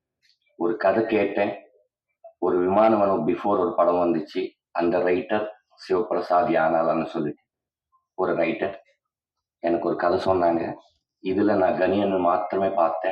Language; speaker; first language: Tamil; non-native, learner; Telugu